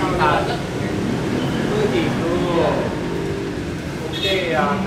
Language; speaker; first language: Indonesian; non-native, learner; Korean